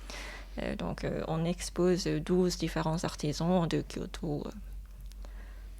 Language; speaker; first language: French; non-native, fluent; Japanese